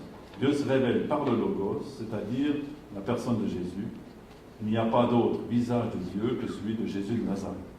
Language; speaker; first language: French; native; French